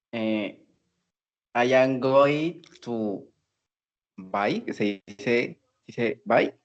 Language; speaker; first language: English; non-native, learner; Spanish